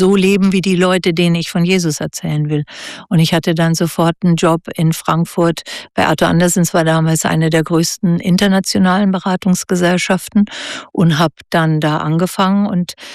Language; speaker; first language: German; native; German